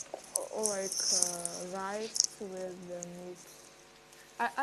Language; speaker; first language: English; non-native, learner; Russian